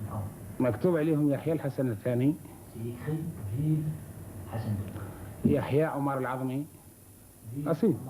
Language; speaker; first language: Arabic; native; Arabic